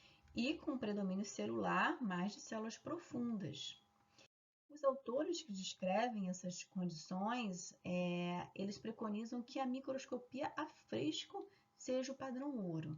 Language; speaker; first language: Portuguese; native; Portuguese